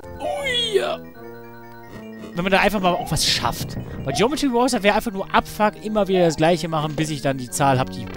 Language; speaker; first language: German; native; German